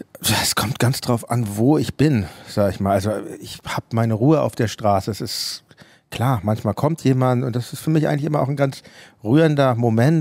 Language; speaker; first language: German; native; German